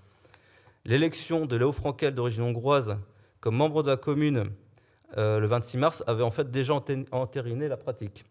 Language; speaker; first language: French; native; French